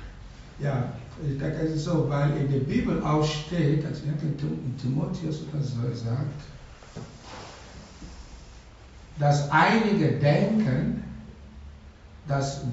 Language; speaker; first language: German; non-native, learner; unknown